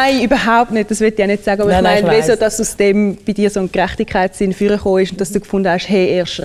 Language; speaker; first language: German; early bilingual, other home language; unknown